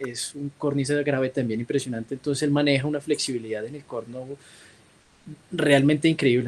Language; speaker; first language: Spanish; native; Spanish